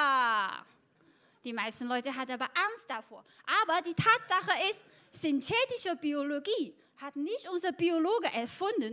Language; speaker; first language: German; non-native, fluent; Chinese